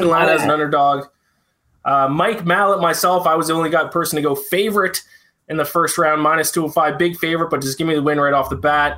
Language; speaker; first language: English; native; English